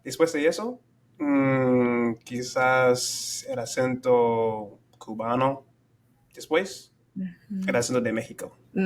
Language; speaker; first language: Spanish; non-native, fluent; English